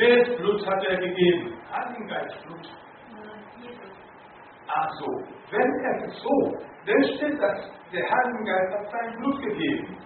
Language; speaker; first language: German; non-native, fluent; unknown